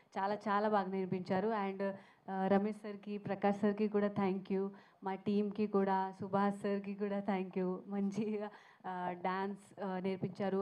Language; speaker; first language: Telugu; non-native, fluent; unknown